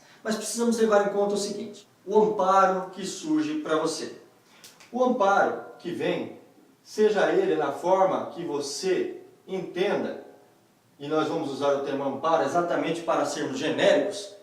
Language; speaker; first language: Portuguese; native; Portuguese